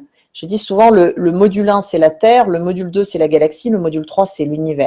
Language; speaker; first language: French; native; French